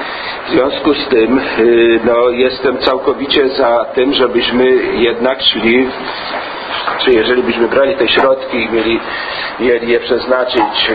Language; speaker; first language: Polish; native; Polish